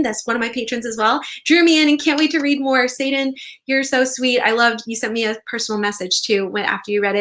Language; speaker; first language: English; native; English